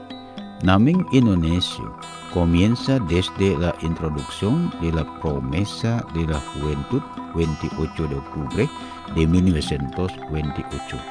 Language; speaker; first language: Spanish; non-native, learner; Indonesian